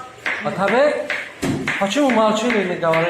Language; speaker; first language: Russian; non-native, learner; Tajik